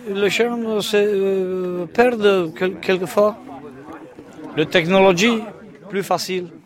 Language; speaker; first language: French; non-native, learner; Romanian